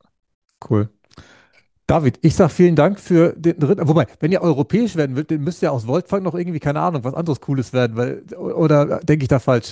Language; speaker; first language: German; native; German